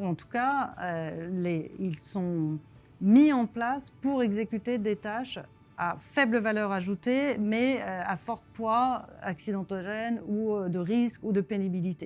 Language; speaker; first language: French; native; French